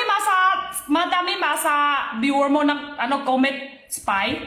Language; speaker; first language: Filipino; non-native, learner; Chinese